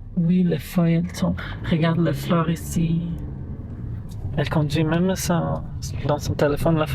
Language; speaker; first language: French; non-native, fluent; Portuguese